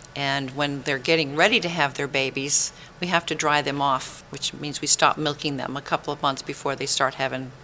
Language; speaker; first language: English; native; English